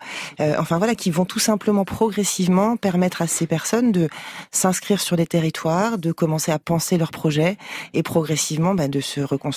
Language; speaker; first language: French; native; French